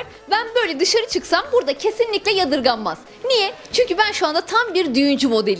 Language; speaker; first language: Turkish; native; Turkish